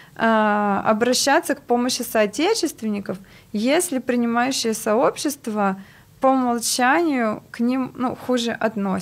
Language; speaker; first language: Russian; native; Russian